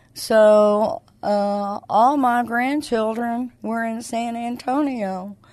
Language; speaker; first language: English; native; English